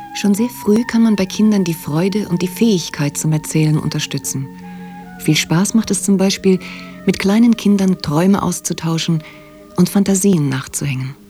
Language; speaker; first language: German; native; German